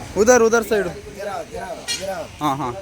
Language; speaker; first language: Hindi; non-native, local second language; Kannada